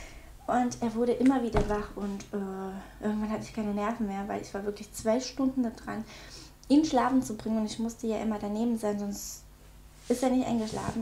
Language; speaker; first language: German; native; German